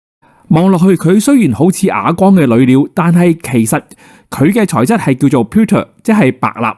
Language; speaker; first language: Cantonese; native; Cantonese